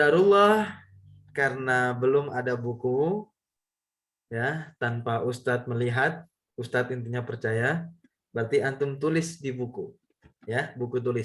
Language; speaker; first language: Indonesian; native; Indonesian